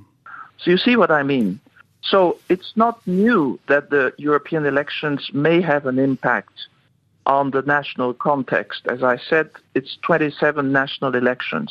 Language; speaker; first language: English; non-native, fluent; French